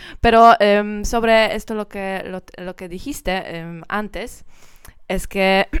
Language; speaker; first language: Spanish; non-native, learner; Polish